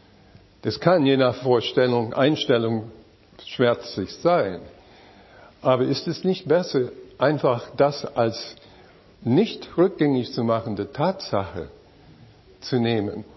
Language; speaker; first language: German; non-native, fluent; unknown